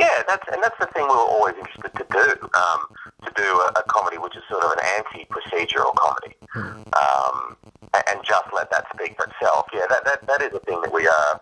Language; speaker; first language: English; native; English